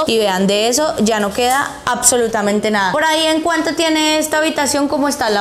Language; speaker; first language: Spanish; native; Spanish